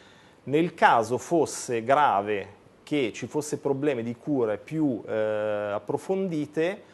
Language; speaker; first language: Italian; native; Italian